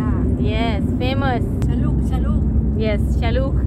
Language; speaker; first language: English; non-native, fluent; Urdu